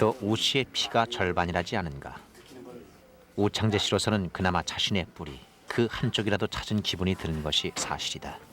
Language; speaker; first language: Korean; native; Korean